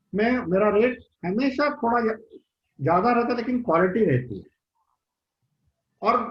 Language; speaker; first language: Hindi; non-native, local second language; Marathi